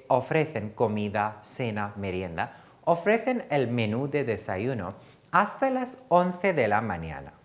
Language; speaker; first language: Spanish; non-native, fluent; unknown